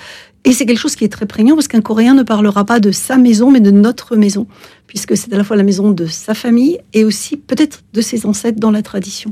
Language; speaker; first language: French; native; French